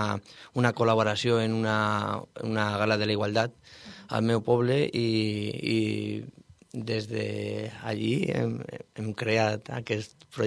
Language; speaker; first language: Catalan; non-native, learner; Spanish